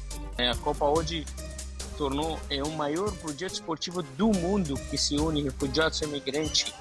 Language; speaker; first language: Portuguese; non-native, fluent; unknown